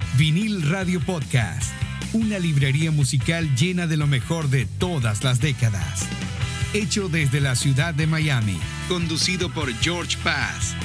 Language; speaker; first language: Spanish; native; Spanish